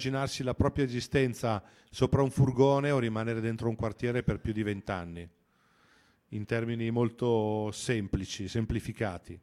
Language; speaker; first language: Italian; native; Italian